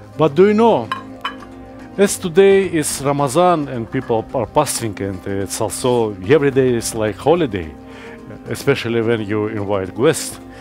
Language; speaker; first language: English; non-native, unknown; Russian